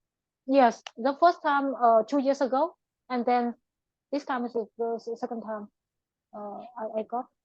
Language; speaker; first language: English; non-native, learner; Vietnamese